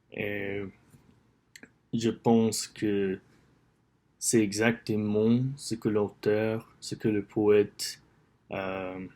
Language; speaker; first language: French; non-native, learner; English